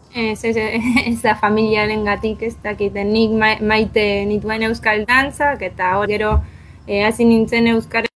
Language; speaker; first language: Basque; non-native, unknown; Spanish